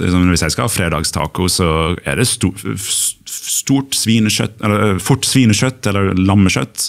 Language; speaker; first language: Norwegian; early bilingual, other home language; English